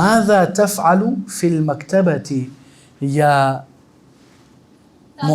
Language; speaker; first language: Arabic; non-native, fluent; Urdu